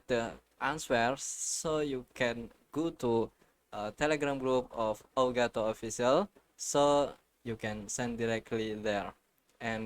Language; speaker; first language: English; non-native, learner; Indonesian